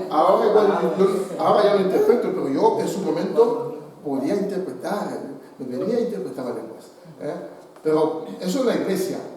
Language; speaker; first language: Spanish; non-native, fluent; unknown